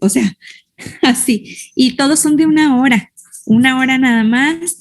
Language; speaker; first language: Spanish; native; Spanish